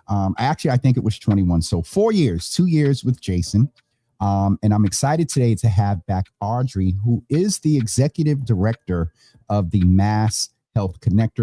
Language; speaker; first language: English; native; English